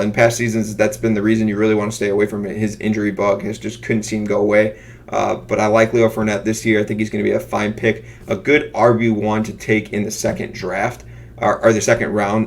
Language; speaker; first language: English; native; English